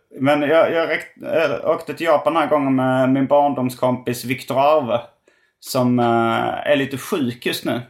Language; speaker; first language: Swedish; native; Swedish